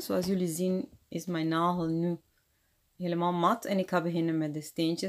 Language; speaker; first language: Dutch; non-native, fluent; Spanish